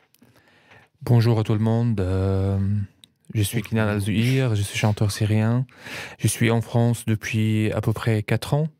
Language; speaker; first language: French; non-native, fluent; Arabic